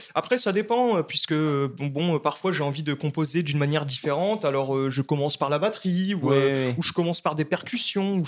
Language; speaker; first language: French; native; French